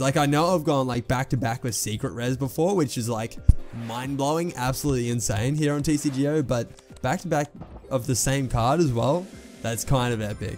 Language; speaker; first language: English; native; English